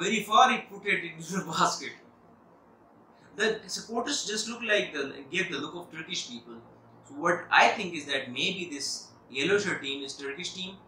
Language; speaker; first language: English; non-native, local second language; Urdu